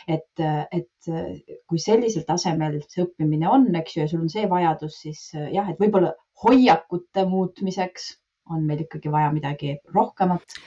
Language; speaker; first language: Estonian; non-native, local second language; Russian